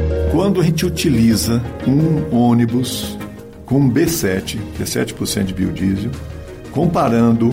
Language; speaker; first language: Portuguese; native; Portuguese